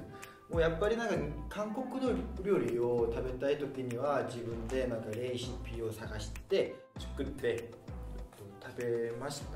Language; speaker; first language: Japanese; non-native, fluent; Korean